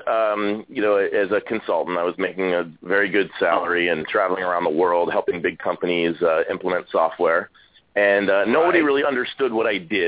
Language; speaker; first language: English; native; English